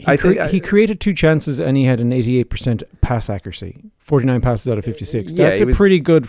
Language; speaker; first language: English; native; English